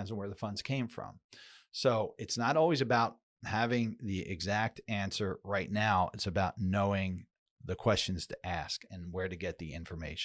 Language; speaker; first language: English; native; English